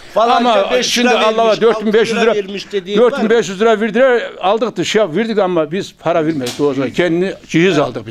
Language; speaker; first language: Turkish; native; Turkish